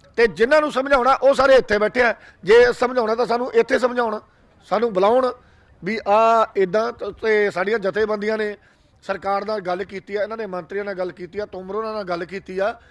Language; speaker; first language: Punjabi; native; Punjabi